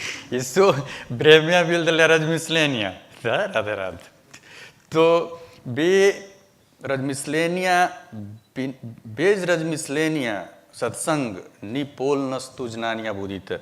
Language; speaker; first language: Russian; non-native, learner; Hindi